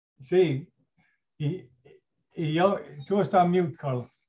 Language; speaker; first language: Spanish; non-native, fluent; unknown